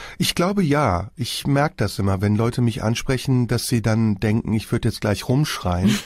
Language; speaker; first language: German; early bilingual, other home language; Turkish